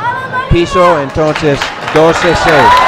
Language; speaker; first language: Spanish; non-native, learner; English